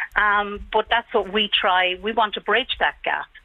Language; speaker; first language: English; native; English